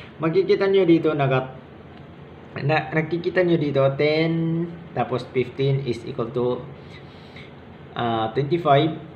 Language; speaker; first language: Filipino; non-native, local second language; Maranao